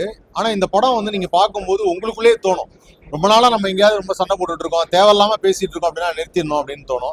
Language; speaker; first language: Tamil; native; Tamil